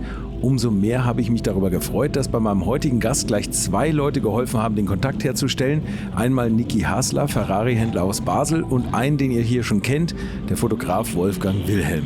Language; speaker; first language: German; native; German